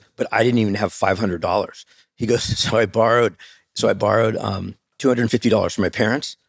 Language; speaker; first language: English; native; English